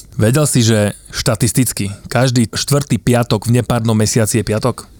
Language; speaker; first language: Slovak; native; Slovak